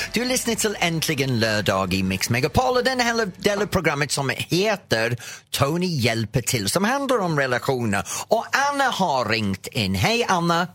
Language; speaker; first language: Swedish; non-native, fluent; English